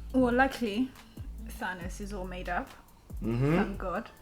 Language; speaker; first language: English; native; English